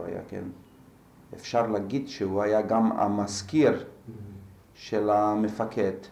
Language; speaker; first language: Hebrew; non-native, fluent; Slovak